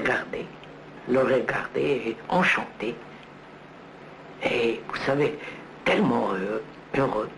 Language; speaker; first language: French; non-native, learner; Telugu